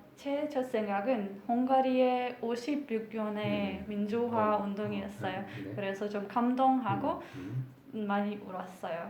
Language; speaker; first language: Korean; non-native, fluent; Hungarian